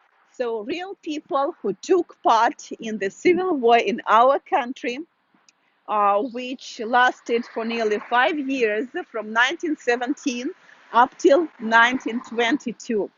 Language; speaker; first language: English; non-native, fluent; Russian